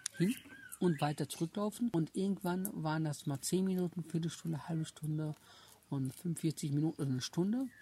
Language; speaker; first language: German; early bilingual, other home language; Turkish